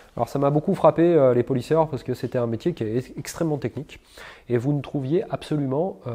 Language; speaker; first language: French; native; French